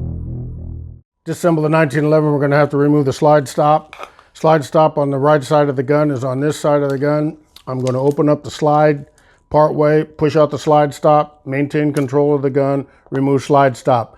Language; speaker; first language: English; native; English